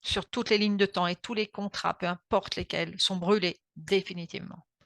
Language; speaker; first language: French; native; French